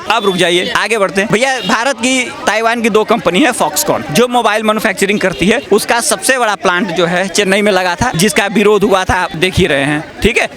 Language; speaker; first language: Hindi; non-native, local second language; Bhojpuri